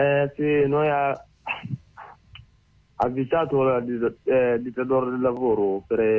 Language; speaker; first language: Italian; non-native, learner; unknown